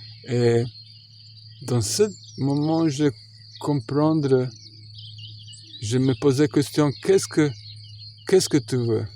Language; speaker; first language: French; non-native, fluent; Croatian